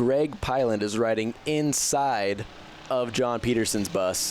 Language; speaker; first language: English; native; English